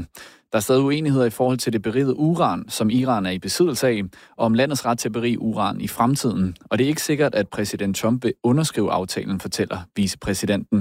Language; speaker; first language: Danish; native; Danish